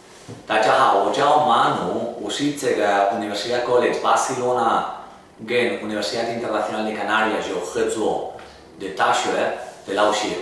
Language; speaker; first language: Chinese; non-native, fluent; Spanish